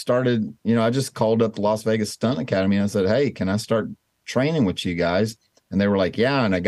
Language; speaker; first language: English; native; English